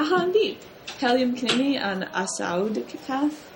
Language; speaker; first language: Arabic; non-native, learner; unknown